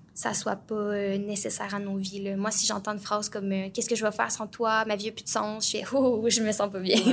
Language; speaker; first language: French; native; French